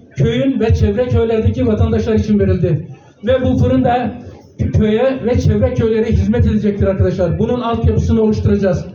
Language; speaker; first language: Turkish; native; Turkish